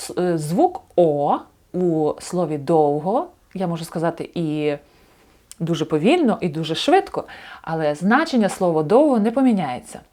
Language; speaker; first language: Ukrainian; native; Ukrainian